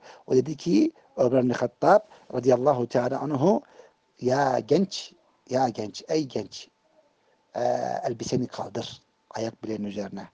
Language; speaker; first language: Turkish; native; Turkish